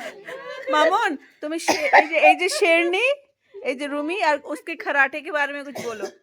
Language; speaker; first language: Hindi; non-native, local second language; Bangla